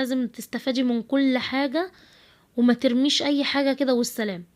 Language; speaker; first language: Arabic; native; Arabic